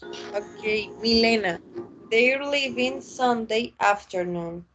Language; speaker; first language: English; non-native, fluent; Spanish